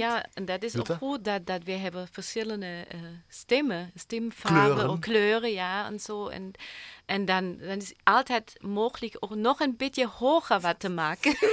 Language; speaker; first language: Dutch; non-native, learner; German